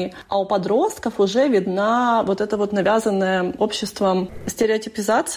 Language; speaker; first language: Russian; native; Russian